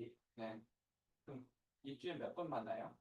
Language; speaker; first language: Korean; non-native, learner; English